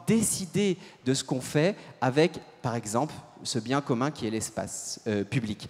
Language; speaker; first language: French; native; French